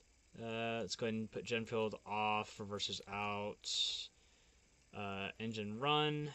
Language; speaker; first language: English; native; English